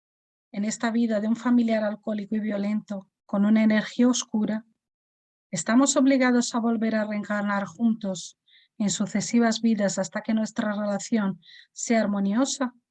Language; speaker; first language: Spanish; native; Spanish